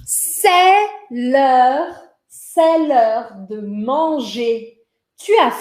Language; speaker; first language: French; non-native, fluent; Portuguese